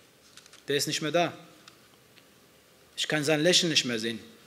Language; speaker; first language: German; early bilingual, other home language; Turkish